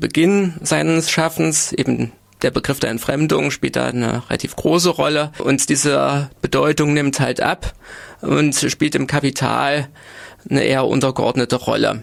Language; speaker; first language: German; native; German